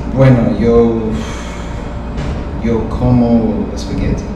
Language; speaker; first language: Spanish; non-native, learner; English